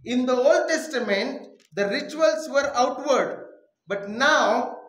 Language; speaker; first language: English; non-native, local second language; Marathi